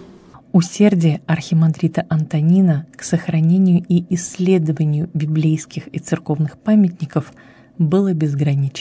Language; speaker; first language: Russian; native; Russian